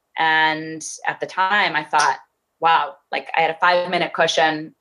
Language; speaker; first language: English; native; English